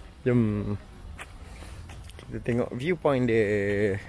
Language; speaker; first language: Malay; native; Malay